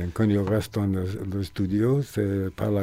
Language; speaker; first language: French; non-native, learner; English